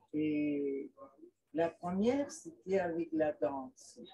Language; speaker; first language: French; non-native, fluent; Spanish